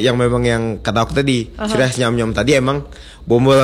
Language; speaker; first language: Indonesian; native; Indonesian